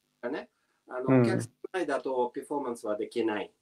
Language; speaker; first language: Japanese; non-native, learner; Russian